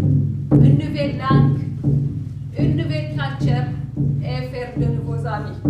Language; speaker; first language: French; non-native, learner; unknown